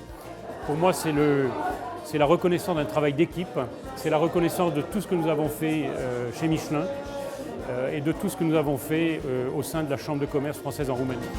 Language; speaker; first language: French; native; French